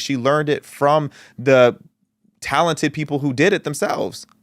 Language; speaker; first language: English; native; English